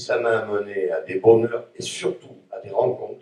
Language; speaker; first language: French; native; French